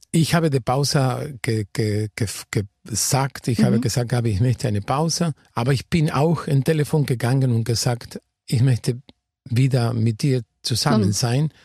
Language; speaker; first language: German; non-native, fluent; Spanish